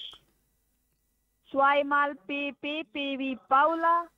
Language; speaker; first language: German; non-native, learner; Hindi